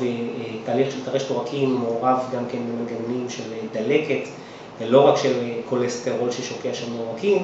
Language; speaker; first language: Hebrew; native; Hebrew